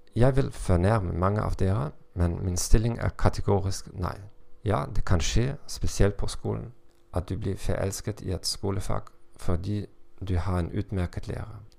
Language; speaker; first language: Norwegian; non-native, learner; German